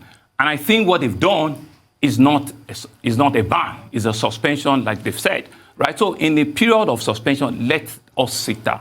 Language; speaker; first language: English; non-native, local second language; Yoruba